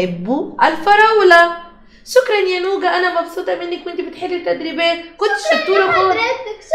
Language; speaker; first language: Arabic; native; Arabic